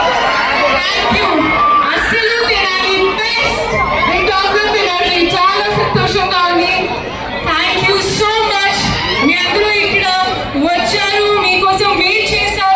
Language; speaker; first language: Telugu; non-native, learner; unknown